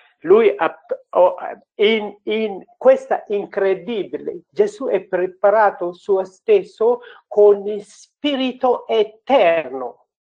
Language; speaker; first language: Italian; non-native, learner; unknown